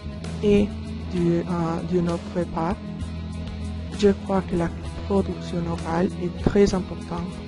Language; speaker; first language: French; non-native, fluent; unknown